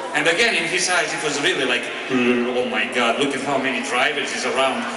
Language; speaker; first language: English; non-native, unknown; Serbian